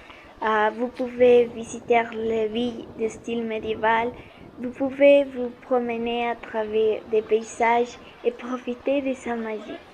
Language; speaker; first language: French; non-native, learner; Spanish